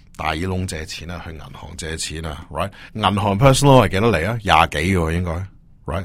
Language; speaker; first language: Cantonese; early bilingual, heritage; Cantonese